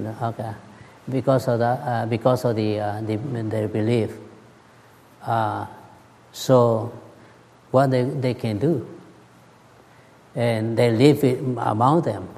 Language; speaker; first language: English; non-native, learner; Spanish